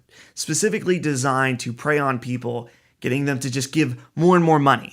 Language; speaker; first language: English; native; English